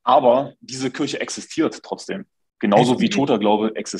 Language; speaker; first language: German; native; German